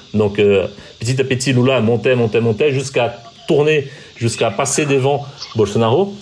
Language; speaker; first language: French; non-native, fluent; Portuguese